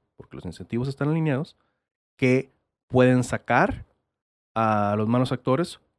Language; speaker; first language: Spanish; native; Spanish